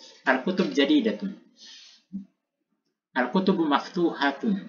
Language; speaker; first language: Arabic; non-native, fluent; Indonesian